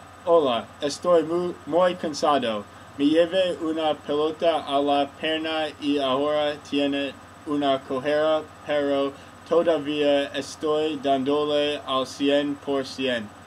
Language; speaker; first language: Spanish; non-native, learner; English